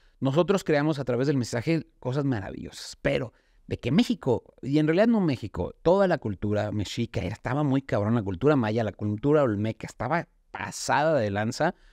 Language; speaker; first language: Spanish; native; Spanish